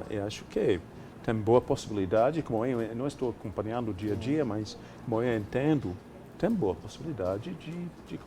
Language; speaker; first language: Portuguese; non-native, fluent; English